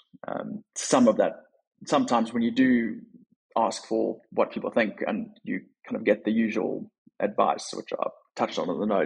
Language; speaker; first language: English; native; English